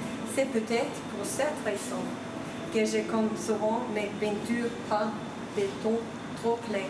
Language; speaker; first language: French; non-native, fluent; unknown